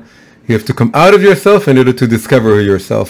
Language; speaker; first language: English; non-native, fluent; Hebrew